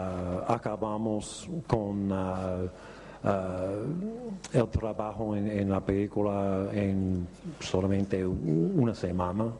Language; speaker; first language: Spanish; non-native, fluent; English